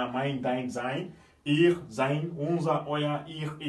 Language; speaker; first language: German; non-native, fluent; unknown